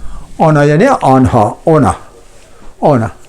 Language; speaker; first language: Persian; non-native, fluent; Urdu